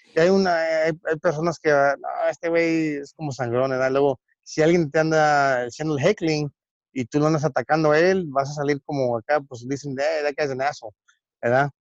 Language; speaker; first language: Spanish; early bilingual, heritage; Spanish